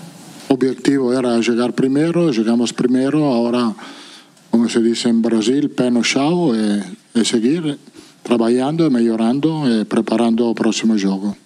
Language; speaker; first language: Portuguese; non-native, fluent; Italian